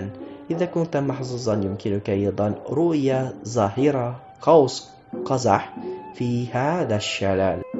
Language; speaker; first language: Arabic; non-native, fluent; Indonesian